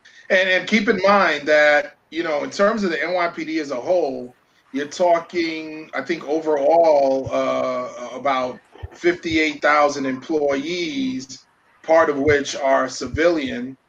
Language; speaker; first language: English; early bilingual, other home language; Spanish